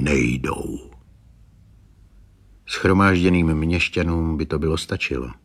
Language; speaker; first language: Czech; native; Czech